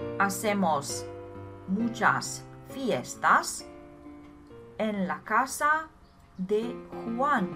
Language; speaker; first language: Spanish; non-native, learner; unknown